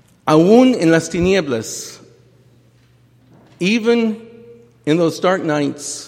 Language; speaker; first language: Spanish; early bilingual, heritage; Spanish